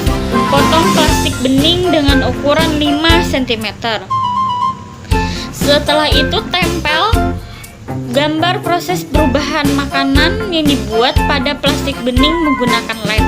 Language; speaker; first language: Indonesian; native; Indonesian